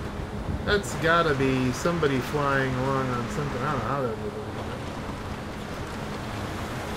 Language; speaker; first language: English; native; English